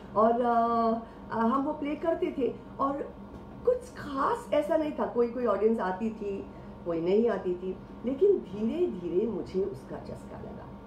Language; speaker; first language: Hindi; non-native, local second language; Marathi